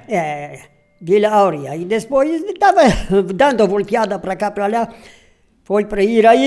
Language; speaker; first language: Portuguese; non-native, local second language; Polish